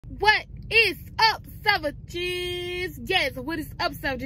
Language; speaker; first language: English; native; English